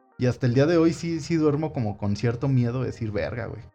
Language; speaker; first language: Spanish; native; Spanish